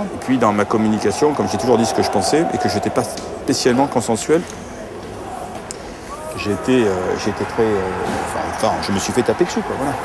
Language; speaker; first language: French; native; French